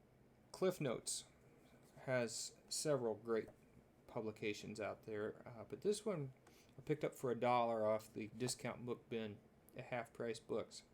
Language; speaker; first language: English; native; English